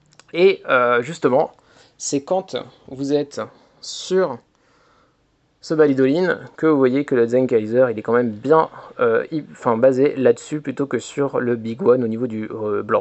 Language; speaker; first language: French; native; French